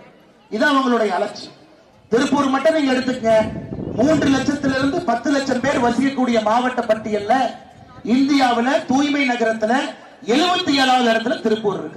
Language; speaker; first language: Tamil; native; Tamil